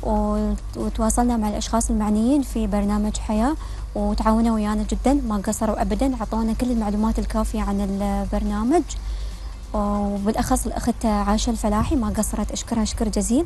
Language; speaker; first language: Arabic; native; Arabic